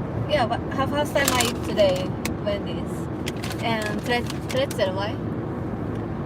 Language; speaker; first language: English; non-native, learner; Japanese